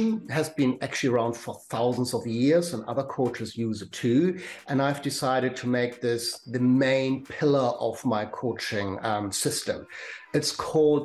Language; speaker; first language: English; non-native, fluent; German